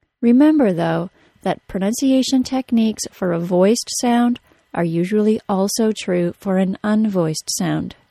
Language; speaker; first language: English; native; English